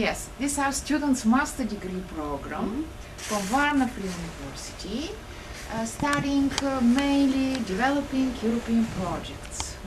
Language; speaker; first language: English; non-native, fluent; Bulgarian